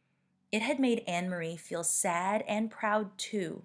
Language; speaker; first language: English; native; English